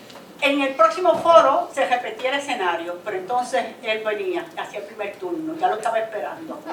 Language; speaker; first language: Spanish; native; Spanish